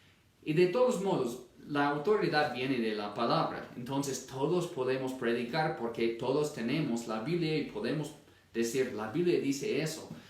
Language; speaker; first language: Spanish; non-native, fluent; English